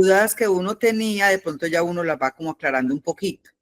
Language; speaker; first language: Spanish; native; Spanish